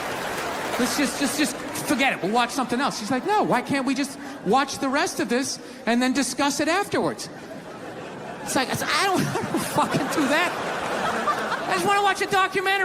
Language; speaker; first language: English; native; English